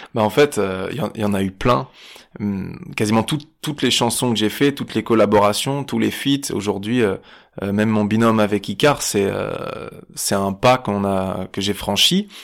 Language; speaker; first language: French; native; French